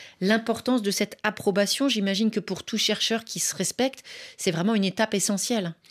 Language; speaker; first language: French; native; French